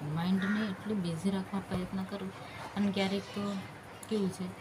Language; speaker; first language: Gujarati; non-native, local second language; Rathawi